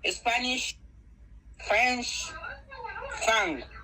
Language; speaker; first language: English; non-native, learner; Fang